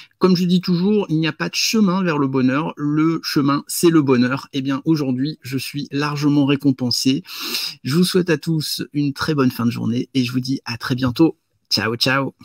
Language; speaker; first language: French; native; French